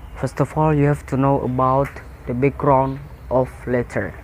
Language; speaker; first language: English; non-native, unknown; Indonesian